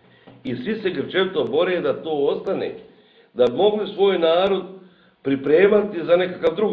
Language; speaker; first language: Bosnian; native; Bosnian